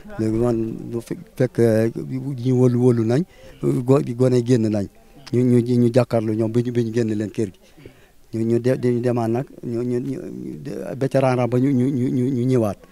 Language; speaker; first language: Wolof; non-native, local second language; Fula